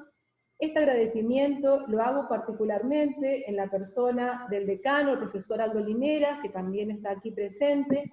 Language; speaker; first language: Spanish; native; Spanish